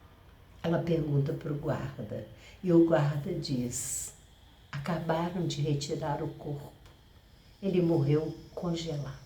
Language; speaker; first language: Portuguese; native; Portuguese